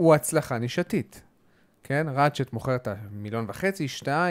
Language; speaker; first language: Hebrew; native; Hebrew